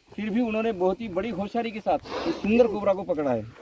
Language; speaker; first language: Hindi; non-native, local second language; Marathi